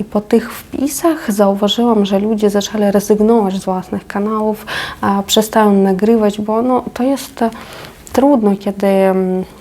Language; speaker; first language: Polish; non-native, fluent; Ukrainian